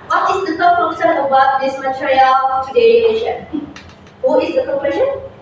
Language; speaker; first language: English; non-native, learner; Indonesian